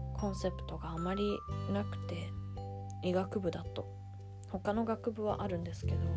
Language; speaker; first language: Japanese; early bilingual, other home language; English